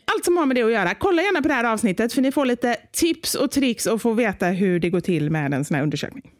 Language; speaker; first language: Swedish; native; Swedish